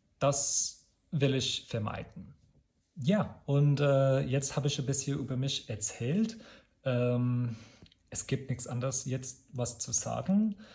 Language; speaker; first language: German; non-native, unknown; English